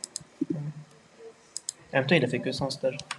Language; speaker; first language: French; native; French